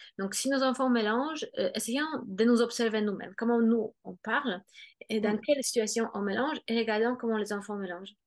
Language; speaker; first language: French; non-native, fluent; Polish